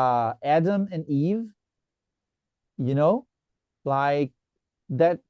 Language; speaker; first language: English; non-native, fluent; Portuguese